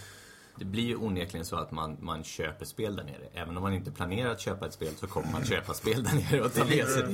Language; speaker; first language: Swedish; native; Swedish